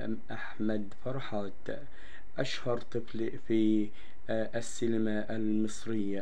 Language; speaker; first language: Arabic; native; Arabic